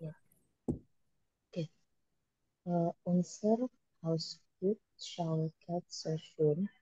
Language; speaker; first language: German; non-native, learner; Indonesian